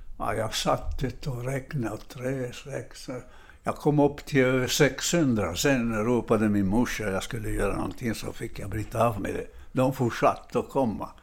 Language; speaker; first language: Swedish; non-native, fluent; Italian